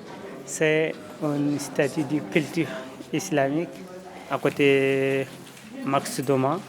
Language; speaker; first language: French; non-native, learner; Amharic